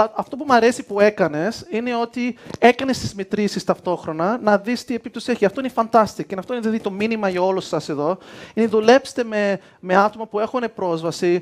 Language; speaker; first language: Greek; early bilingual, heritage; Greek